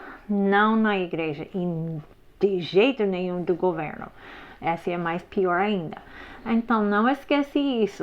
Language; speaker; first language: Portuguese; non-native, fluent; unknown